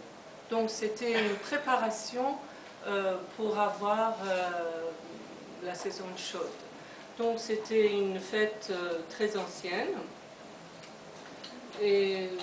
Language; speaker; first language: French; non-native, fluent; Persian